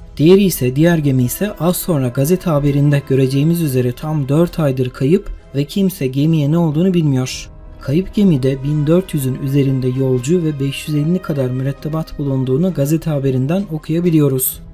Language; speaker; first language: Turkish; native; Turkish